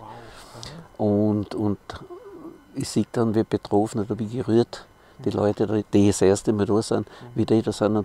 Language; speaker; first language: German; native; German